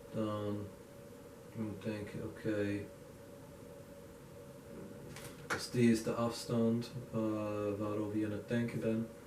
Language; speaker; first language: Dutch; non-native, learner; English